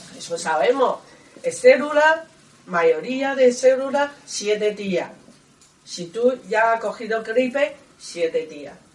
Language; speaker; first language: Spanish; non-native, learner; Chinese